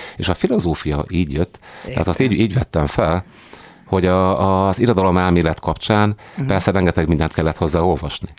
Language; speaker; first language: Hungarian; native; Hungarian